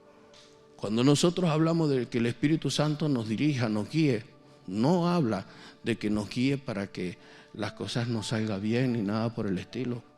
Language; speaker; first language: Spanish; native; Spanish